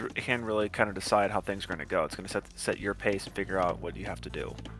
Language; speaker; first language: English; native; English